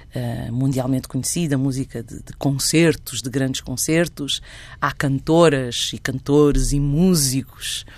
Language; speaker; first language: Portuguese; non-native, local second language; Kabuverdianu